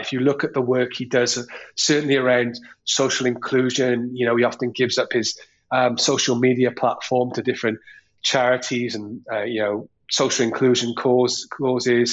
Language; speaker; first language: English; native; English